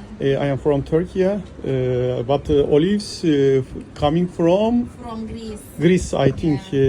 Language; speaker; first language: English; non-native, learner; Turkish